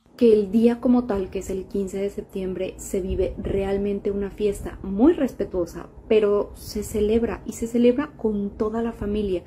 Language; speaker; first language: Spanish; native; Spanish